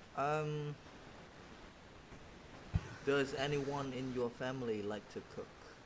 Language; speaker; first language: English; non-native, fluent; Vietnamese